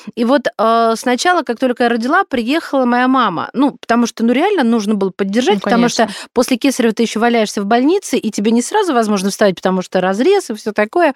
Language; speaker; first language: Russian; native; Russian